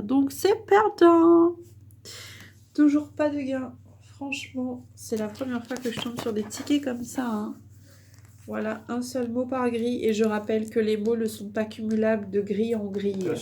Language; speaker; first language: French; native; French